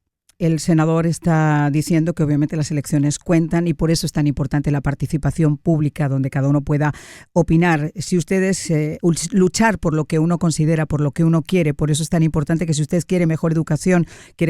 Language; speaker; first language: Spanish; native; Spanish